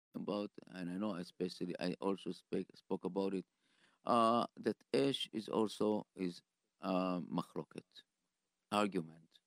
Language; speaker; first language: English; non-native, fluent; Hebrew